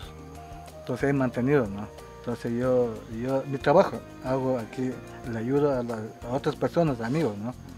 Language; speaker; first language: Spanish; non-native, local second language; Quechua